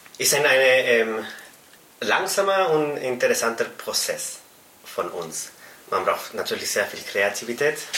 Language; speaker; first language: German; non-native, fluent; Spanish